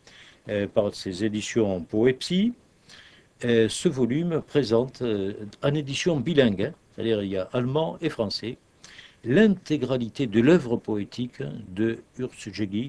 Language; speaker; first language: French; native; French